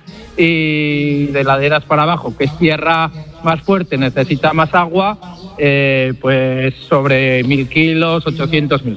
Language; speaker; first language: Spanish; native; Spanish